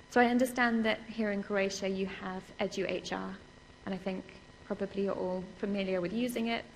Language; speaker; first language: English; native; English